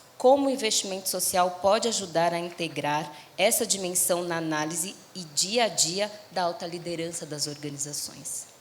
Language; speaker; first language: Portuguese; native; Portuguese